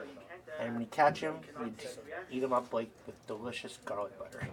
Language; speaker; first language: English; native; English